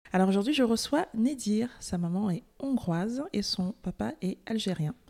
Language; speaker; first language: French; native; French